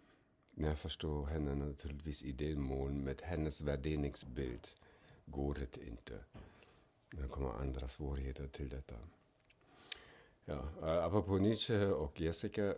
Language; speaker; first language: Swedish; non-native, fluent; German